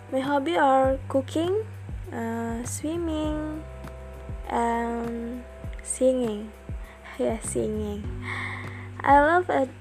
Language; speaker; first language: English; non-native, learner; Indonesian